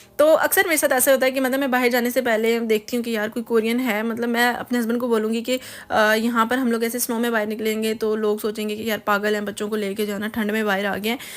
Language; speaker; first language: Urdu; native; Urdu